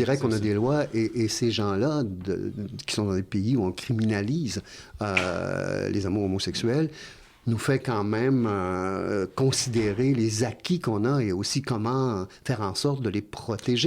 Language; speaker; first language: French; native; French